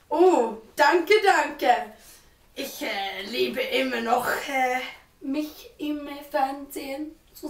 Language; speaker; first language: German; non-native, learner; Swedish